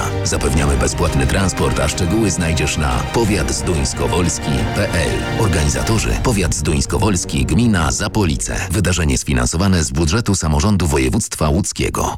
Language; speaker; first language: Polish; native; Polish